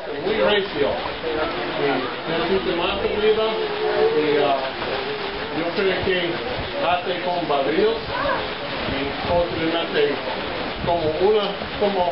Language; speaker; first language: Spanish; non-native, learner; English